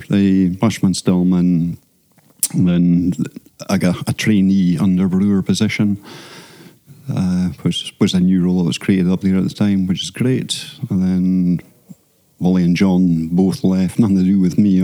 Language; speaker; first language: English; native; English